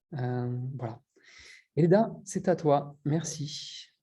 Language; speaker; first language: French; native; French